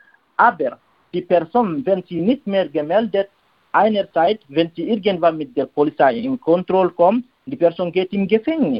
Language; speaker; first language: German; non-native, learner; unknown